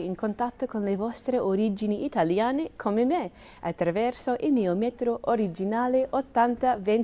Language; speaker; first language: Italian; non-native, fluent; English